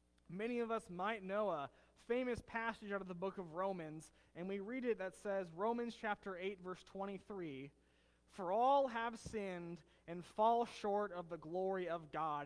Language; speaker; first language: English; native; English